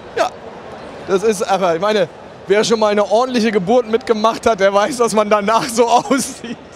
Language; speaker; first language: German; native; German